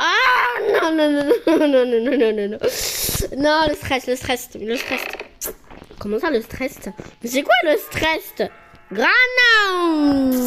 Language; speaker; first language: French; native; French